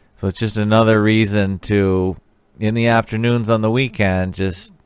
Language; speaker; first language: English; native; English